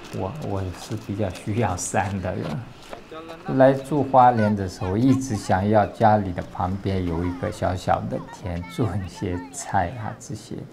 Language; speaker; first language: Chinese; non-native, local second language; Tibetan